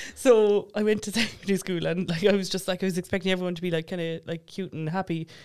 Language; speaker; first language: English; native; English